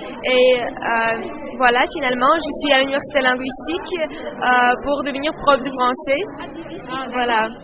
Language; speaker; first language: French; non-native, fluent; Russian